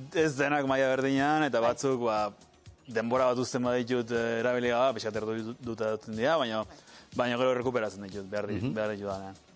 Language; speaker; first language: Basque; native; Basque